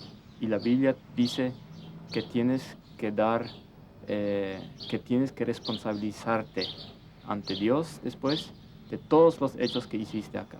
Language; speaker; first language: Spanish; early bilingual, heritage; Plautdietsch